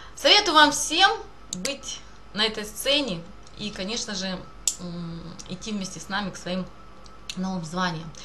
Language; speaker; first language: Russian; native; Russian